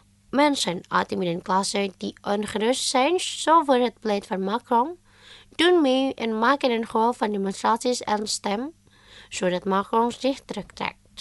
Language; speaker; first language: Dutch; non-native, fluent; Indonesian